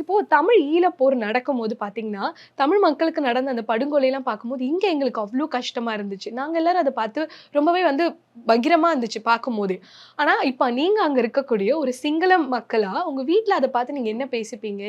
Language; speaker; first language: Tamil; native; Tamil